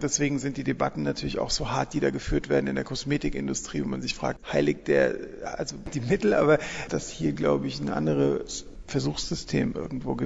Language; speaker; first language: German; native; German